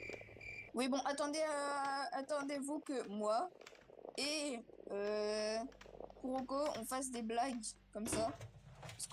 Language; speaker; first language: French; native; French